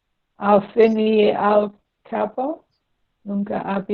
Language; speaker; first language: Spanish; non-native, learner; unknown